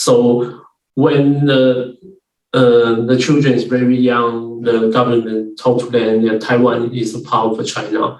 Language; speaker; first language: English; non-native, learner; Chinese